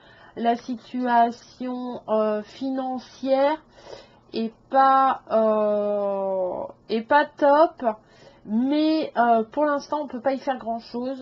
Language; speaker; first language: French; native; French